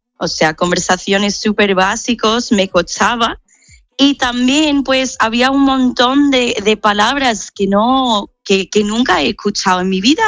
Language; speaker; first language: Spanish; non-native, fluent; English